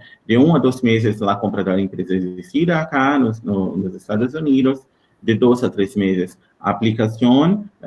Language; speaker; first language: Spanish; non-native, learner; Portuguese